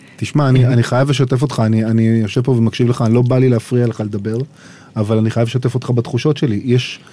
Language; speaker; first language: Hebrew; native; Hebrew